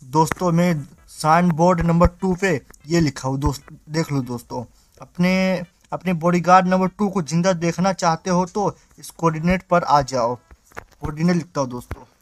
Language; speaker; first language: Hindi; native; Hindi